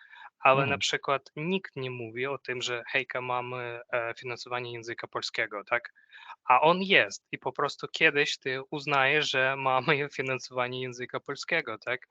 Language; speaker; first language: Polish; non-native, fluent; Ukrainian